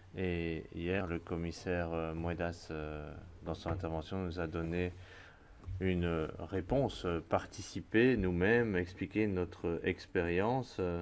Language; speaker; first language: French; non-native, fluent; Spanish